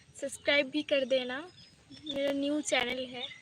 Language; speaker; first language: Hindi; non-native, local second language; Bangla